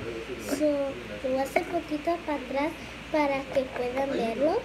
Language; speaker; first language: Spanish; early bilingual, heritage; Spanish